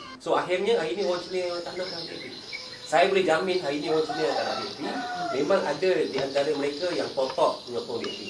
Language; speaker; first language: Malay; native; Malay